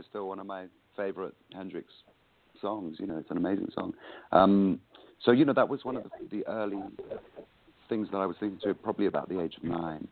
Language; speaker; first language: English; native; English